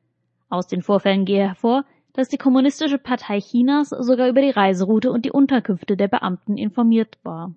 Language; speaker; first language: German; native; German